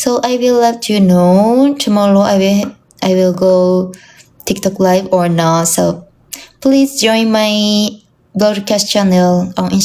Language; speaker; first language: English; non-native, learner; Japanese